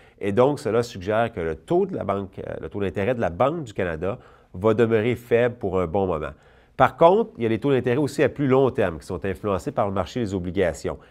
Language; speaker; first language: French; native; French